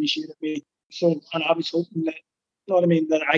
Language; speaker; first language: English; native; English